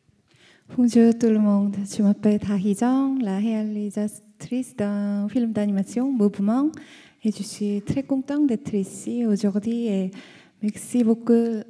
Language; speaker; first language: French; non-native, learner; Korean